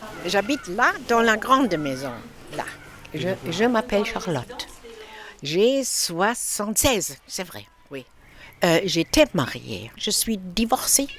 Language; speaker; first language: French; non-native, fluent; German